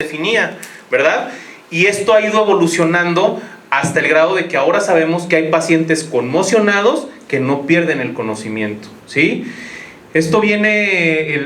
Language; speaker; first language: Spanish; native; Spanish